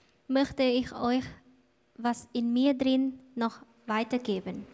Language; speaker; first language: German; non-native, fluent; Thai